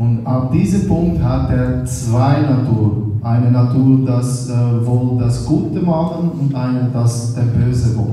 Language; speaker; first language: German; non-native, learner; Portuguese